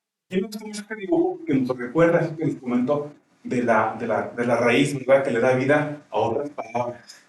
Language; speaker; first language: Spanish; native; Spanish